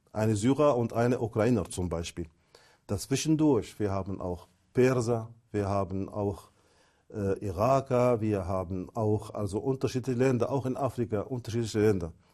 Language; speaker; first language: German; non-native, fluent; Arabic